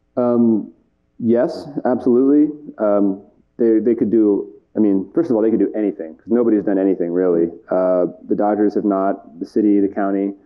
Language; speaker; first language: English; native; English